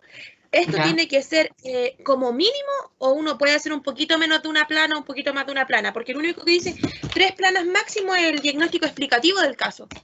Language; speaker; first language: Spanish; native; Spanish